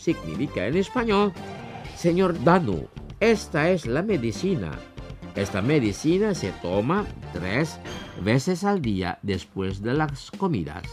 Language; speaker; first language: Spanish; non-native, fluent; Indonesian